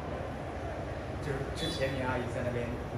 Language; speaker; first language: Chinese; native; Chinese